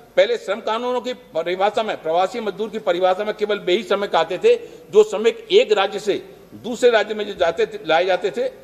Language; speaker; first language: Hindi; native; Hindi